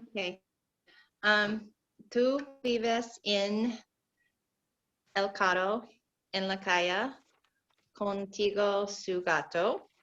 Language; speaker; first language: Spanish; non-native, learner; English